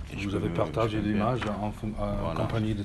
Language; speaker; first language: French; non-native, learner; English